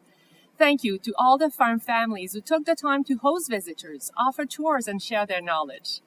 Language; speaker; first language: English; non-native, local second language; French